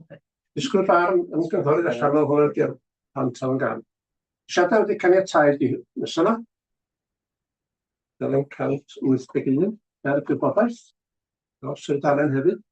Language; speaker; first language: Welsh; native; Welsh